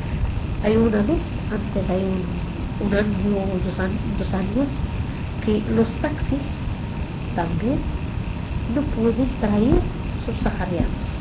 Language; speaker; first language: Spanish; non-native, fluent; Arabic